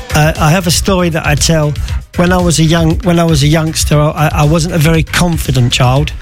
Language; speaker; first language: English; native; English